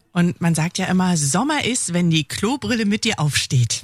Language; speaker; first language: German; native; German